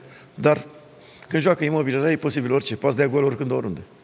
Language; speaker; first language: Romanian; native; Romanian